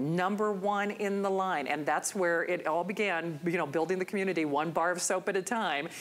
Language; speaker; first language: English; native; English